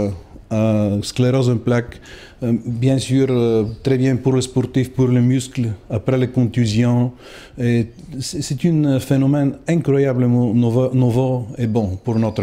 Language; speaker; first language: French; non-native, learner; Bulgarian